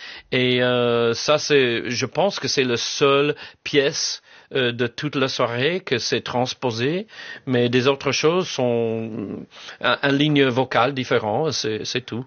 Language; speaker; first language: French; non-native, fluent; English